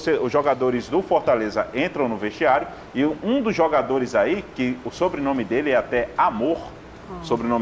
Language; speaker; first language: Portuguese; native; Portuguese